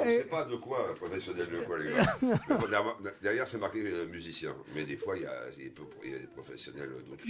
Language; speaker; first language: French; native; French